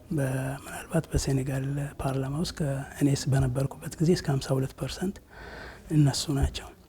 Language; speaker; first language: Amharic; native; Amharic